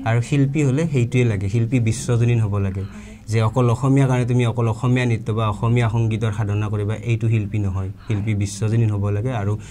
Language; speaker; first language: Assamese; native; Assamese